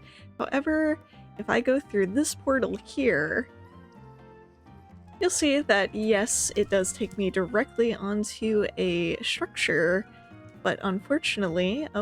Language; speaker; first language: English; native; English